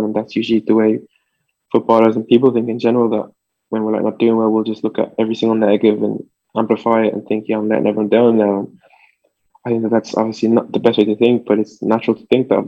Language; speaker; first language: English; early bilingual, other home language; French